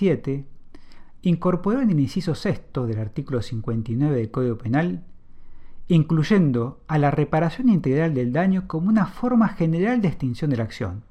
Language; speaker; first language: Spanish; native; Spanish